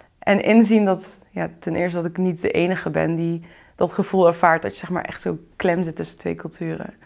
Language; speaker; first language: Dutch; early bilingual, other home language; Arabic